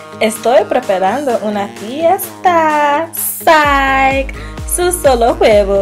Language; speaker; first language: Spanish; non-native, learner; English